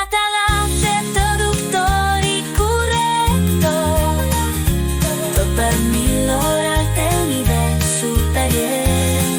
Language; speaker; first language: Catalan; non-native, learner; Russian